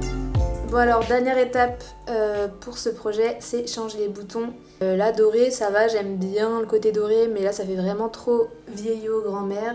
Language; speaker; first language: French; native; French